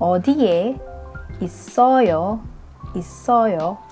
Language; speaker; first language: Korean; non-native, fluent; Indonesian